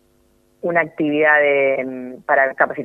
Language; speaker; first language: Spanish; native; Spanish